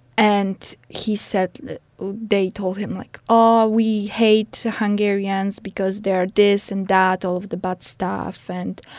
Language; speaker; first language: English; non-native, fluent; Polish